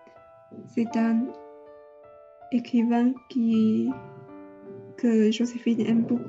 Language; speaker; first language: French; non-native, learner; Chinese